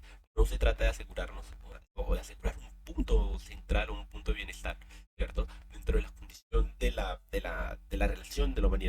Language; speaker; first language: Spanish; native; Spanish